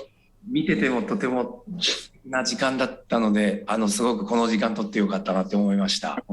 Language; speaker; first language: Japanese; non-native, fluent; Korean